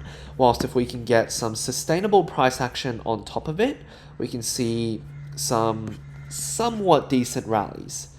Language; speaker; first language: English; native; English